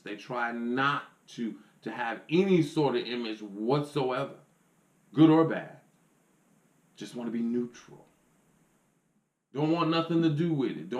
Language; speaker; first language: English; native; English